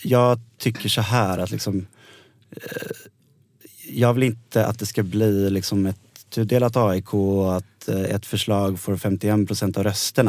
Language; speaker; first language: Swedish; native; Swedish